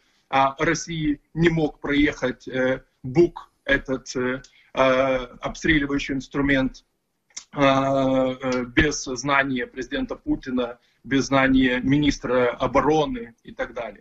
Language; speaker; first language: Russian; non-native, fluent; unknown